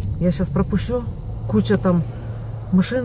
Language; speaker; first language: Russian; native; Russian